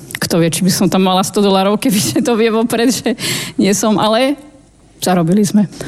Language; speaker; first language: Slovak; native; Slovak